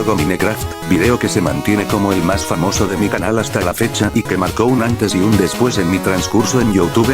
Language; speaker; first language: Spanish; native; Spanish